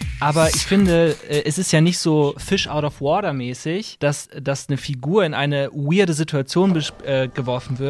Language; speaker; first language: German; native; German